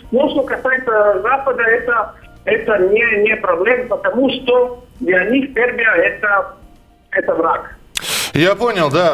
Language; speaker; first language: Russian; non-native, learner; Serbian